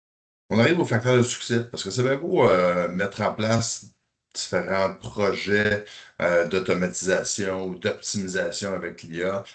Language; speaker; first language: French; native; French